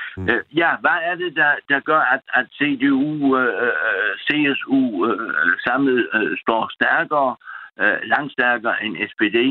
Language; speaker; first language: Danish; non-native, local second language; German